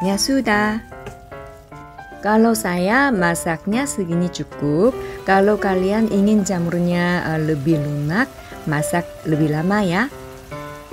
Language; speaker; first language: Indonesian; non-native, fluent; Korean